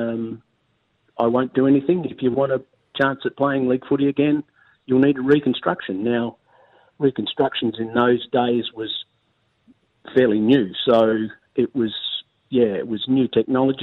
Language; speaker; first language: English; native; English